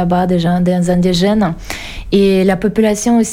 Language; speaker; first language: French; non-native, fluent; Russian